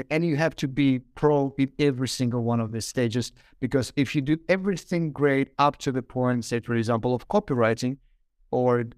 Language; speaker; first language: English; non-native, fluent; Ukrainian